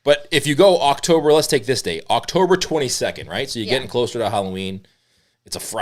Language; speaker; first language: English; native; English